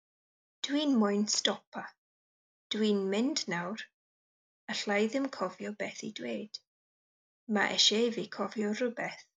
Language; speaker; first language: Welsh; non-native, learner; English